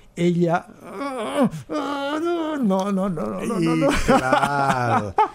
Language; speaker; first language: Spanish; non-native, fluent; Korean